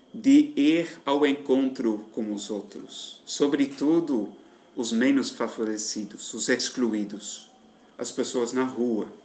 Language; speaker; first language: Portuguese; non-native, fluent; Dutch